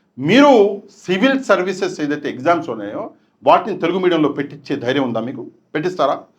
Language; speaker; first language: Telugu; non-native, local second language; Urdu